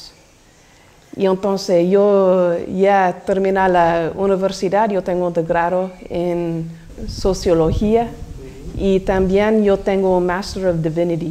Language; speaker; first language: Spanish; non-native, learner; English